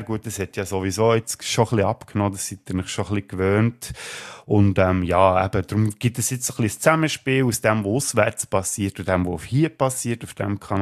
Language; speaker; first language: German; native; German